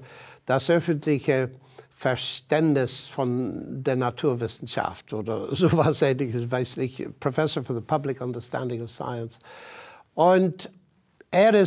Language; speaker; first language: German; non-native, fluent; English